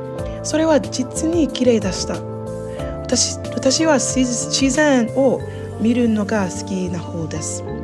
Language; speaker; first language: Japanese; non-native, learner; English